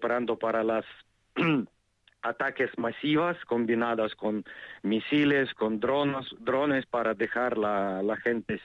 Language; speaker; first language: Spanish; non-native, fluent; Ukrainian